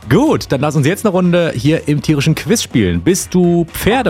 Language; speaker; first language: German; native; German